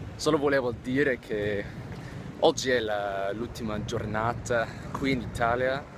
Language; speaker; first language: Italian; non-native, fluent; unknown